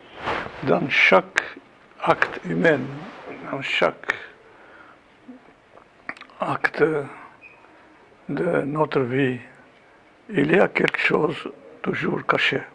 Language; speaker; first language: French; non-native, fluent; Albanian